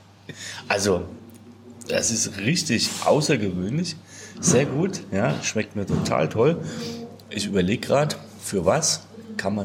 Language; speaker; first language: German; native; German